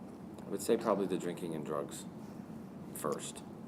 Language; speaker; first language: English; native; English